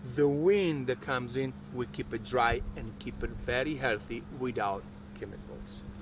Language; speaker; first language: English; non-native, fluent; Italian